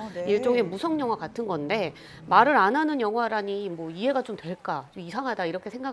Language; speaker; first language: Korean; native; Korean